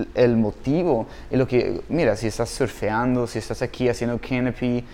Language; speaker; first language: Spanish; non-native, fluent; English